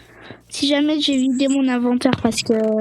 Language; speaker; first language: French; native; French